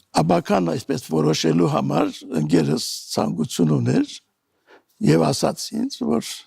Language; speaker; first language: Armenian; native; Armenian